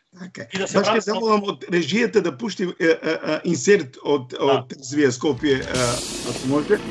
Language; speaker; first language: Macedonian; non-native, local second language; Romany